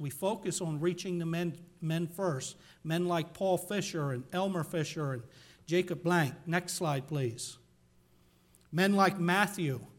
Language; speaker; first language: English; native; English